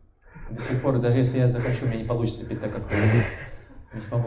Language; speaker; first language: Russian; native; Russian